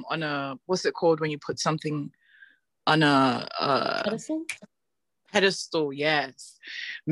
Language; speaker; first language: English; non-native, local second language; Yoruba